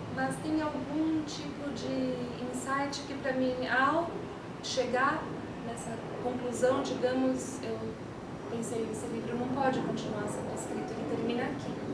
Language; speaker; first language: Portuguese; early bilingual, other home language; Spanish